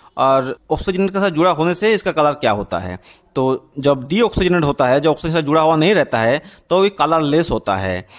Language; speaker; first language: Hindi; non-native, local second language; Bangla